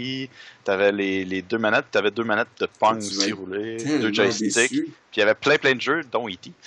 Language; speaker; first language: French; native; French